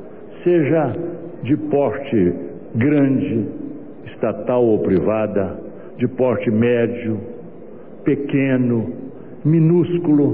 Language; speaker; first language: Portuguese; native; Portuguese